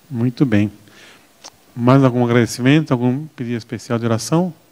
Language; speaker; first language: Portuguese; native; Portuguese